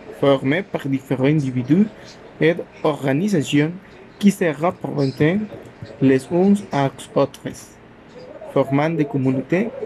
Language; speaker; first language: French; non-native, learner; Spanish